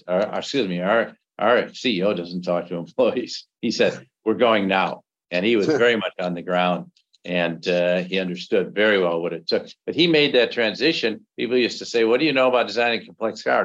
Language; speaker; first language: English; native; English